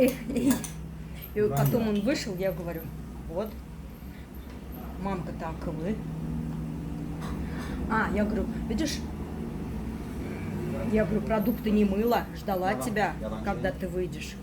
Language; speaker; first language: Russian; native; Russian